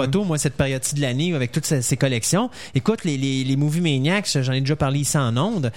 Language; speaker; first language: French; native; French